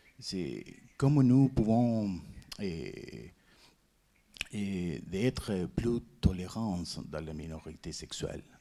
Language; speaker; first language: French; non-native, learner; Spanish